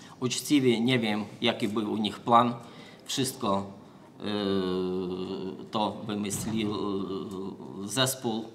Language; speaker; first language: Polish; non-native, learner; Ukrainian